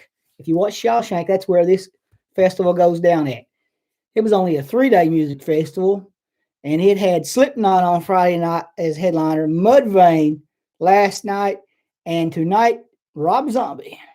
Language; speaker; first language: English; native; English